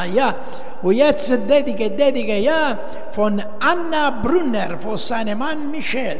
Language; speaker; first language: German; non-native, learner; Italian